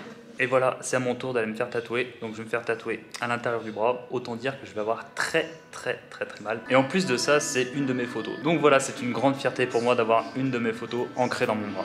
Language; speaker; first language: French; native; French